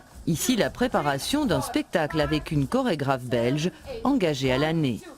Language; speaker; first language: French; native; French